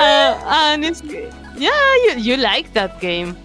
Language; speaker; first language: English; non-native, fluent; Spanish